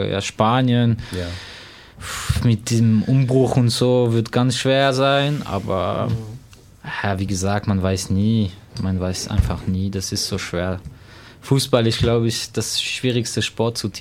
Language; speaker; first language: German; non-native, fluent; French